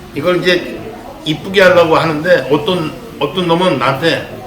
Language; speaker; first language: Korean; native; Korean